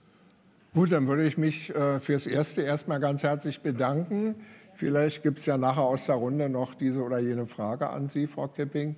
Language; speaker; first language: German; native; German